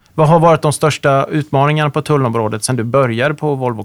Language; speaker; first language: Swedish; native; Swedish